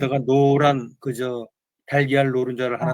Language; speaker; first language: Korean; native; Korean